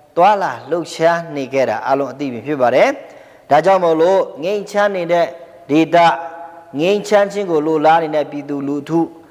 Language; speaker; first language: Burmese; non-native, local second language; Pa'o Karen